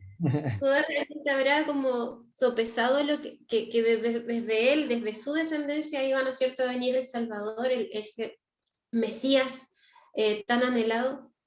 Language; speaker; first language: Spanish; native; Spanish